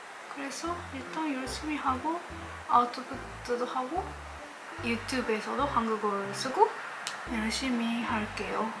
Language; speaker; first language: Korean; non-native, learner; Japanese